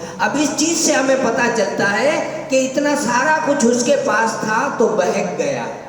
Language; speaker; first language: Urdu; non-native, local second language; Gujarati